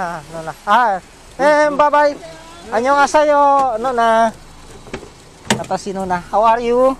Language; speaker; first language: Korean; non-native, learner; Filipino